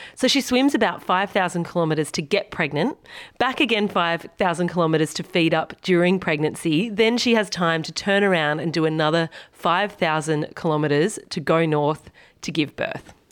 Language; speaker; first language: English; native; English